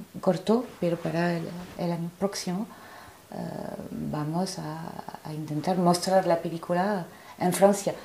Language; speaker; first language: Spanish; non-native, fluent; French